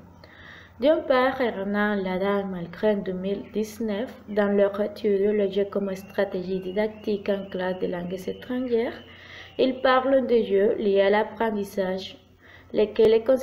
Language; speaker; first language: French; non-native, fluent; Spanish